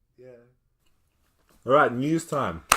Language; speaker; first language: English; native; English